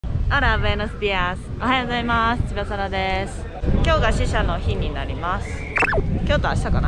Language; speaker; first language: Japanese; native; Japanese